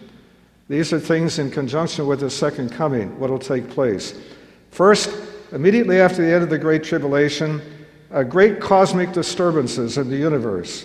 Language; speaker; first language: English; native; English